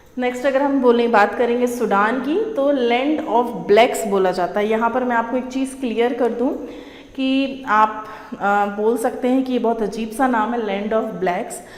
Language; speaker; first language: Hindi; native; Hindi